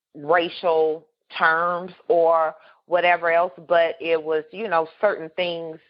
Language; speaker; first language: English; native; English